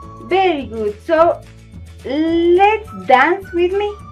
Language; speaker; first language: English; non-native, fluent; Spanish